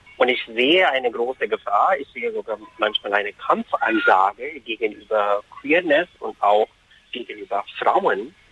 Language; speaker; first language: German; non-native, fluent; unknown